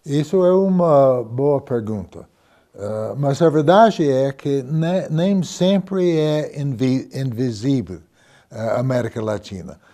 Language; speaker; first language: Portuguese; non-native, fluent; English